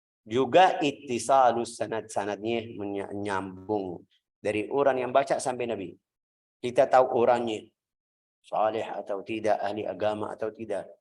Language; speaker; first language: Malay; non-native, fluent; Arabic